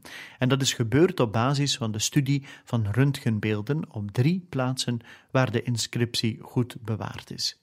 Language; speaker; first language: Dutch; native; Dutch